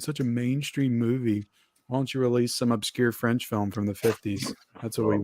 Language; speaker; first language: English; native; English